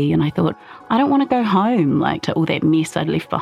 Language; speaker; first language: English; native; English